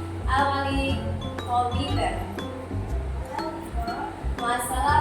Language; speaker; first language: Arabic; non-native, learner; Indonesian